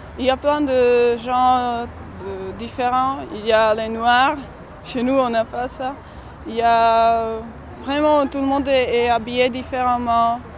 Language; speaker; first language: French; non-native, fluent; Czech